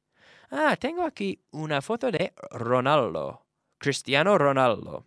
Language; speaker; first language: Spanish; non-native, fluent; English